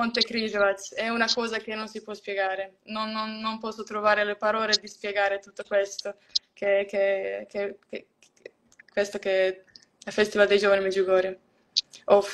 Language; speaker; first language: Italian; non-native, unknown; Croatian